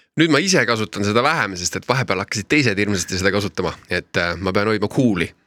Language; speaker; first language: Estonian; native; Estonian